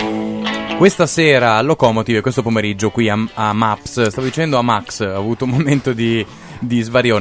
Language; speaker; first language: Italian; native; Italian